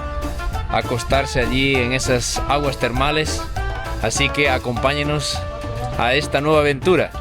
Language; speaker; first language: Spanish; native; Spanish